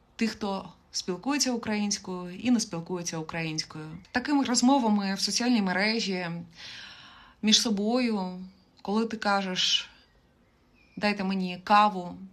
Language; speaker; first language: Ukrainian; native; Ukrainian